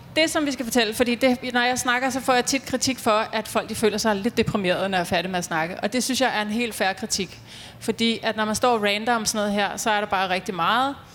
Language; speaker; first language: Danish; native; Danish